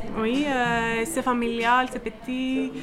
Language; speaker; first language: French; non-native, fluent; Greek